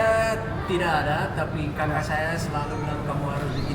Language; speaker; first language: Indonesian; non-native, fluent; Dutch